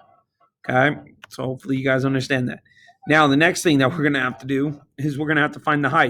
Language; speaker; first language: English; native; English